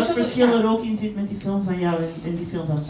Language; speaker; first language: Dutch; native; Dutch